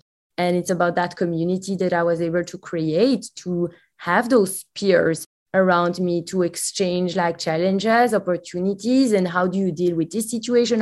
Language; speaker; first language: English; non-native, fluent; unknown